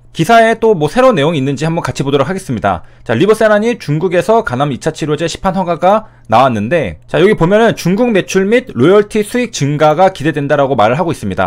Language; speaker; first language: Korean; native; Korean